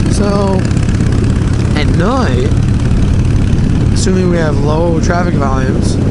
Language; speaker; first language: English; native; English